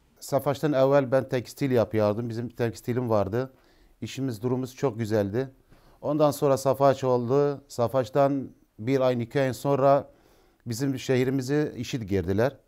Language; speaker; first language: Turkish; non-native, learner; Arabic